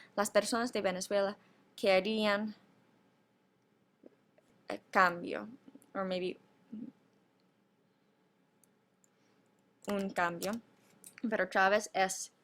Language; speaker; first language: Spanish; non-native, fluent; English